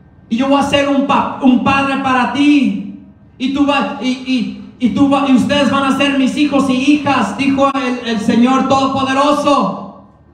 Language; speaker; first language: Spanish; early bilingual, heritage; Spanish